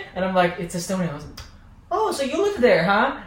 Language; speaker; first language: English; non-native, fluent; Azerbaijani